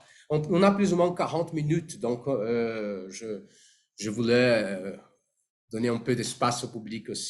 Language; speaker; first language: French; non-native, fluent; Portuguese